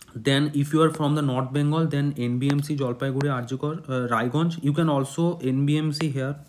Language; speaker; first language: English; non-native, local second language; Bangla